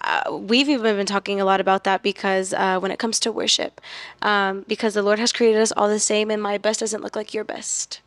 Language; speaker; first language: English; early bilingual, other home language; Spanish